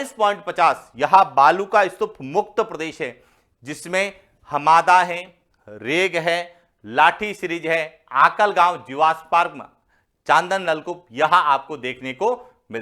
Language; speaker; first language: Hindi; native; Hindi